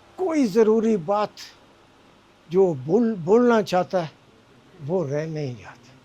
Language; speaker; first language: Urdu; non-native, local second language; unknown